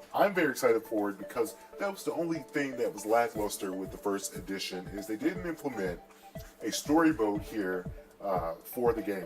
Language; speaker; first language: English; native; English